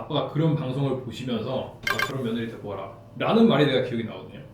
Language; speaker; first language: Korean; native; Korean